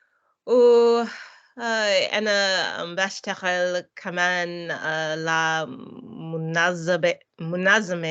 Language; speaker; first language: Arabic; non-native, learner; English